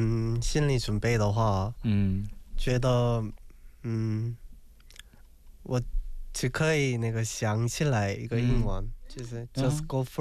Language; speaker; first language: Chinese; non-native, learner; Korean